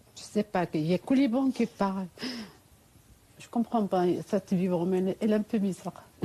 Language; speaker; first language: French; non-native, fluent; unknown